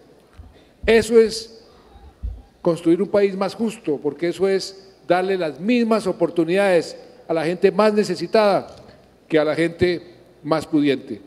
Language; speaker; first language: Spanish; native; Spanish